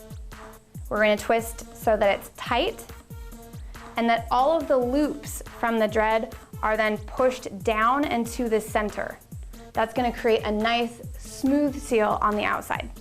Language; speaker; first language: English; native; English